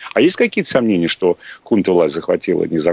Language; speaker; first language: Russian; native; Russian